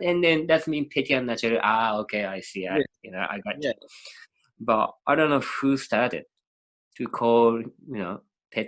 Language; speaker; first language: English; non-native, learner; Japanese